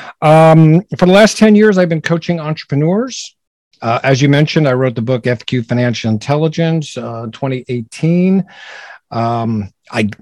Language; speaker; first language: English; native; English